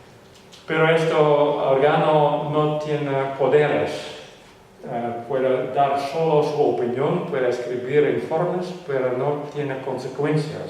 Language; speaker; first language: Spanish; non-native, fluent; Western Frisian